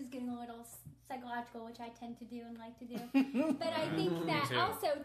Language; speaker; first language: English; native; English